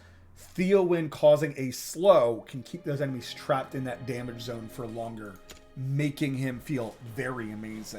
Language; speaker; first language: English; native; English